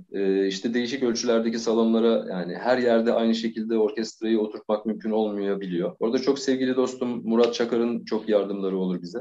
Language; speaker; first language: Turkish; native; Turkish